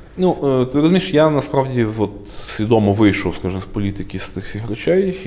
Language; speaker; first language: Ukrainian; native; Ukrainian